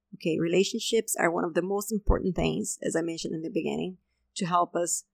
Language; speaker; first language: English; non-native, fluent; Portuguese